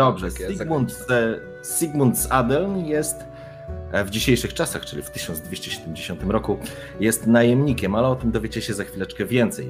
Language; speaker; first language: Polish; native; Polish